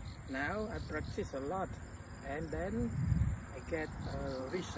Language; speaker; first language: English; non-native, learner; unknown